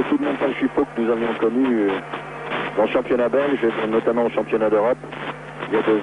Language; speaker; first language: French; native; French